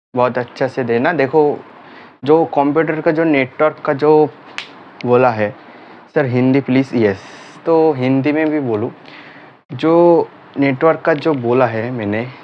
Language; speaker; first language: Hindi; non-native, local second language; Bangla